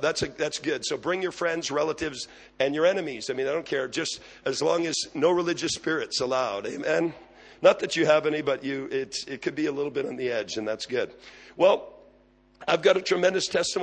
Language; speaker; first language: English; native; English